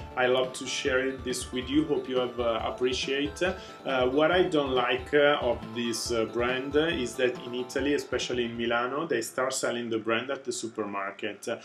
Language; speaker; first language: English; non-native, fluent; Italian